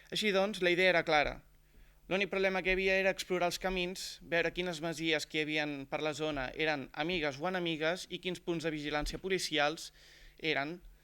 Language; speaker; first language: Catalan; native; Catalan